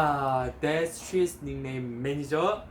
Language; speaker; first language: English; non-native, learner; Korean